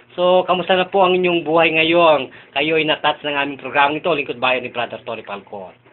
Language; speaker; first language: Filipino; native; Filipino